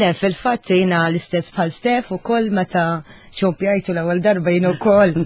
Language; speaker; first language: Maltese; non-native, fluent; Arabic